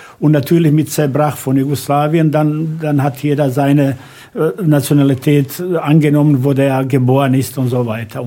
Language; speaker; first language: German; non-native, fluent; Bosnian